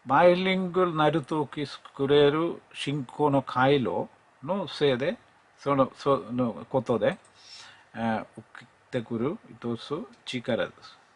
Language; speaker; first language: Japanese; non-native, learner; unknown